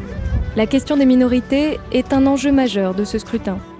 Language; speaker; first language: French; native; French